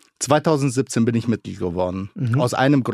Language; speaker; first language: German; early bilingual, other home language; Arabic